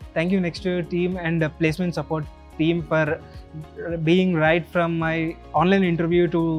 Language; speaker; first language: English; non-native, local second language; Telugu